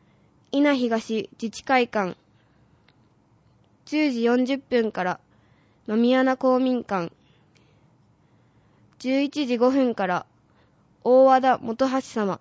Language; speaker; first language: Japanese; native; Japanese